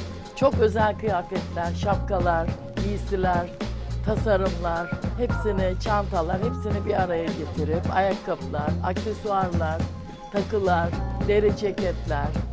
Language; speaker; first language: Turkish; native; Turkish